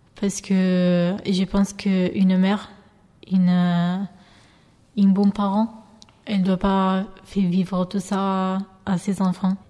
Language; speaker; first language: French; non-native, fluent; Albanian